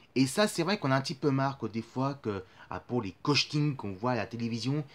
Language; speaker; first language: French; native; French